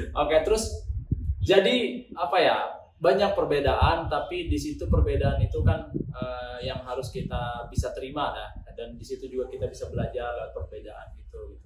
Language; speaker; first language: Indonesian; non-native, local second language; Sundanese